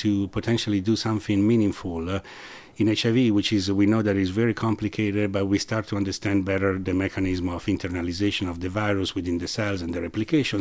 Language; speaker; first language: English; non-native, fluent; Italian